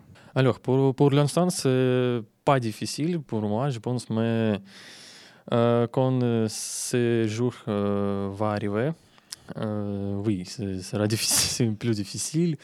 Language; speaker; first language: French; non-native, learner; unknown